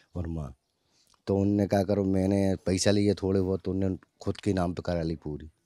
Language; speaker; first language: Hindi; native; Hindi